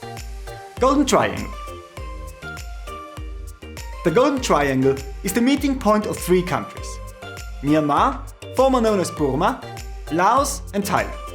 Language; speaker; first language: English; non-native, fluent; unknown